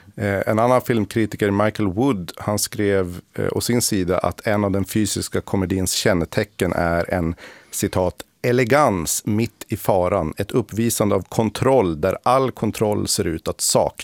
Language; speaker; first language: Swedish; native; Swedish